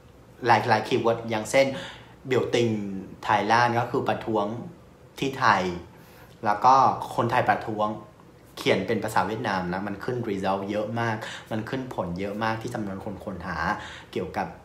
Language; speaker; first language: Thai; non-native, fluent; Vietnamese